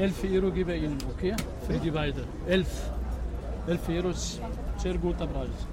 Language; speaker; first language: German; non-native, learner; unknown